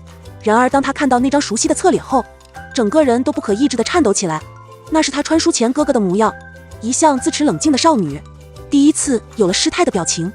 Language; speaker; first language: Chinese; native; Chinese